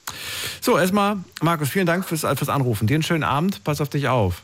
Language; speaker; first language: German; native; German